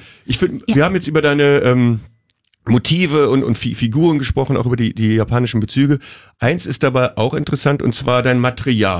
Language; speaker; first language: German; native; German